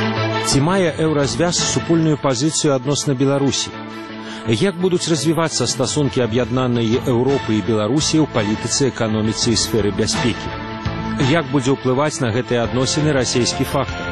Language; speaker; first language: Belarusian; native; Belarusian